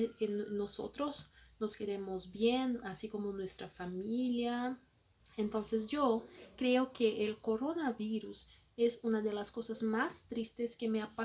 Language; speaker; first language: Spanish; non-native, fluent; Portuguese